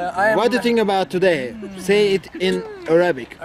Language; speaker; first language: English; non-native, fluent; Turkish